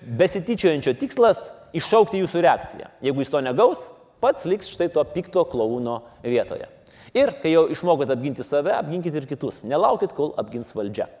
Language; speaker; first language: Lithuanian; native; Lithuanian